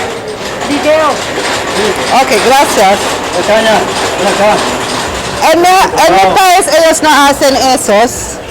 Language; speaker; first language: Spanish; non-native, learner; English